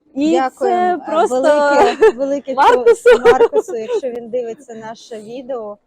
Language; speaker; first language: Ukrainian; native; Ukrainian